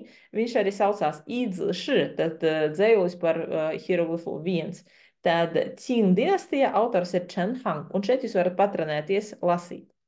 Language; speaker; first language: Latvian; non-native, fluent; Chinese